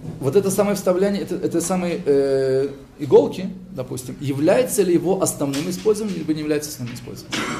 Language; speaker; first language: Russian; early bilingual, heritage; Hebrew